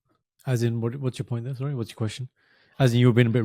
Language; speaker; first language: English; early bilingual, other home language; Punjabi